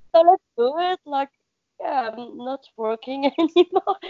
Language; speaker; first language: English; non-native, learner; French